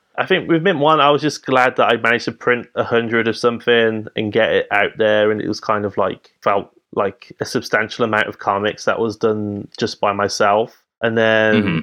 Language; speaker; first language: English; native; English